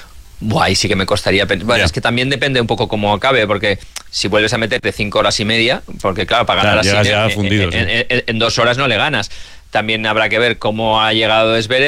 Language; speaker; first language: Spanish; native; Spanish